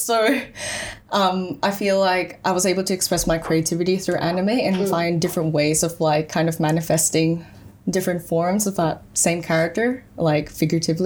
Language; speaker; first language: English; early bilingual, other home language; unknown